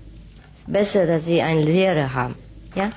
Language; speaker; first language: German; non-native, fluent; Vietnamese